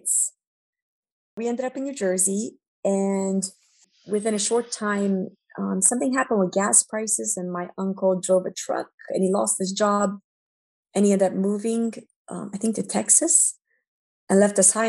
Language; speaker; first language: English; early bilingual, other home language; Romanian